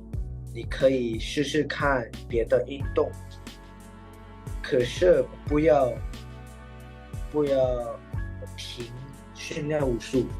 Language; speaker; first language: Chinese; non-native, learner; Indonesian